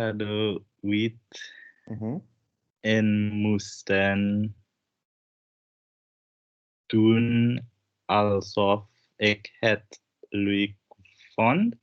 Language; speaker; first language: Dutch; non-native, learner; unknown